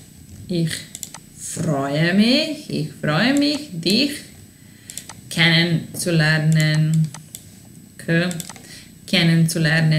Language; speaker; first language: German; non-native, fluent; Serbian